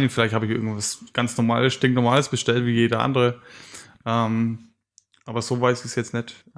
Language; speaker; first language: German; native; German